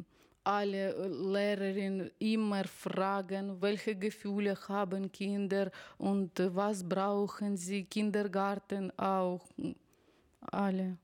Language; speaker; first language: German; non-native, learner; Ukrainian